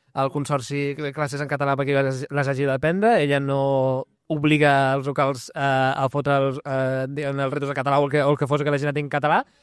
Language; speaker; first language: Catalan; non-native, local second language; Spanish